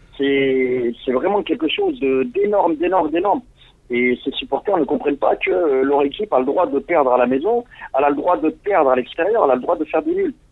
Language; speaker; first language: French; non-native, local second language; Arabic